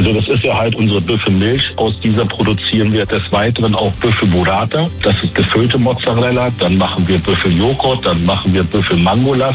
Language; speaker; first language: German; native; German